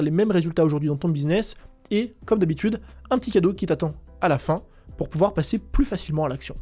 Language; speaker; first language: French; native; French